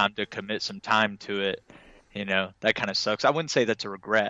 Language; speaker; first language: English; native; English